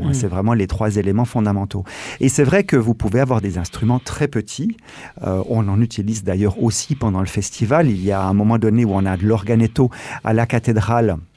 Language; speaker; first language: French; native; French